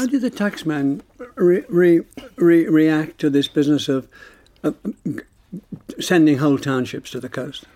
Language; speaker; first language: English; native; English